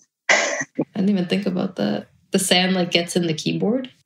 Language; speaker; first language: English; native; English